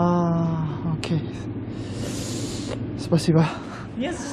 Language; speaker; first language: Russian; non-native, learner; Korean